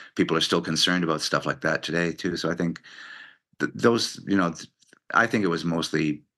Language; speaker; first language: English; native; English